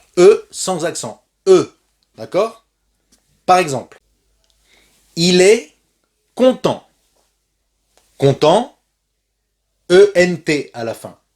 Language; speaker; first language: French; non-native, fluent; Spanish